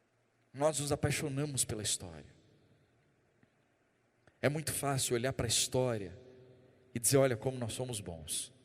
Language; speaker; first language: Portuguese; native; Portuguese